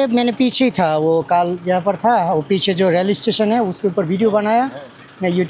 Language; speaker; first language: Hindi; non-native, learner; Bangla